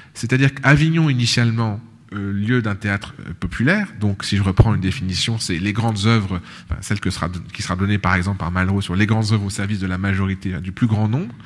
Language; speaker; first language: French; native; French